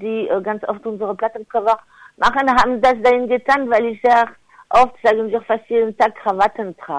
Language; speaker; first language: German; non-native, fluent; French